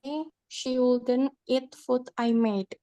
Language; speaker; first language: English; non-native, learner; Indonesian